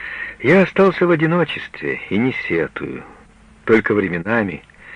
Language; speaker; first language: Russian; native; Russian